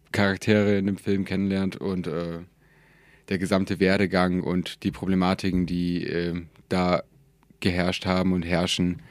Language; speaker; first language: German; early bilingual, other home language; Persian